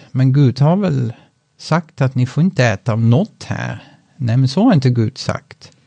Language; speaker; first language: Swedish; non-native, fluent; Dutch